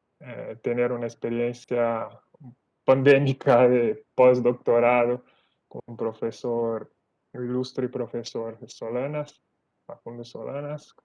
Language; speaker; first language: Spanish; non-native, fluent; Portuguese